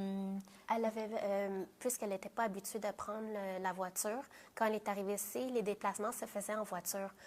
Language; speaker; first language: French; early bilingual, other home language; Vietnamese